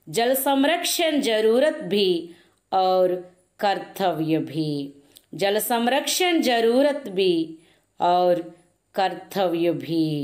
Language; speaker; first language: Hindi; non-native, local second language; Telugu